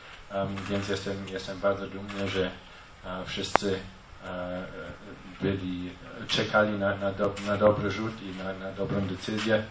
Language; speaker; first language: Polish; non-native, fluent; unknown